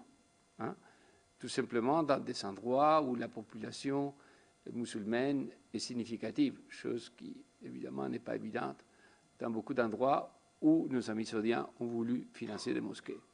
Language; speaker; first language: French; non-native, fluent; Spanish